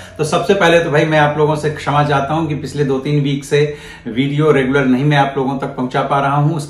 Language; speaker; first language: Hindi; native; Hindi